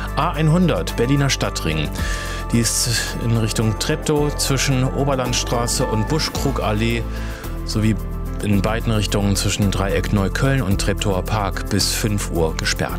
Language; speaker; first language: German; native; German